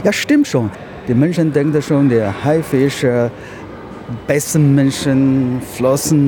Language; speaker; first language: German; non-native, learner; Chinese